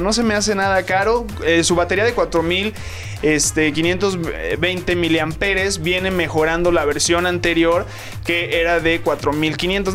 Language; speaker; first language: Spanish; native; Spanish